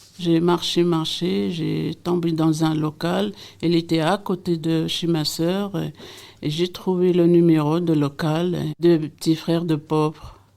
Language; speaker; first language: French; non-native, local second language; Arabic